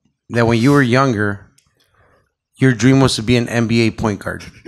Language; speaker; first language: English; early bilingual, other home language; Spanish